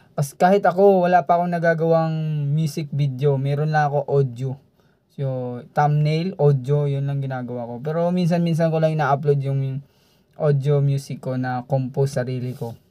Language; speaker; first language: Filipino; non-native, local second language; Cebuano